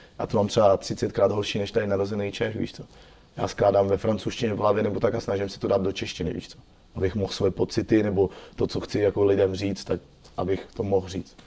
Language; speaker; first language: Czech; non-native, fluent; French